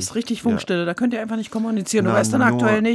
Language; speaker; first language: German; native; German